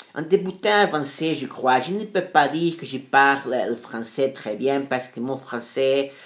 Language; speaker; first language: French; non-native, fluent; Portuguese